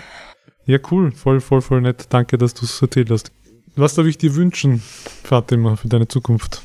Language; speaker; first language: German; native; German